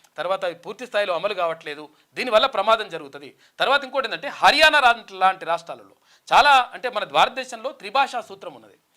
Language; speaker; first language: Telugu; native; Telugu